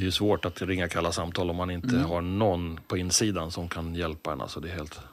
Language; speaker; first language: Swedish; native; Swedish